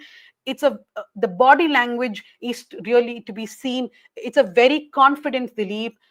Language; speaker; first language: English; non-native, local second language; Malayalam